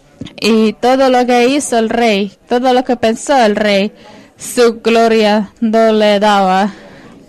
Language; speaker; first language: Spanish; non-native, fluent; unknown